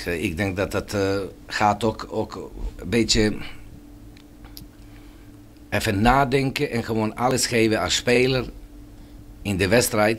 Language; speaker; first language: Dutch; non-native, fluent; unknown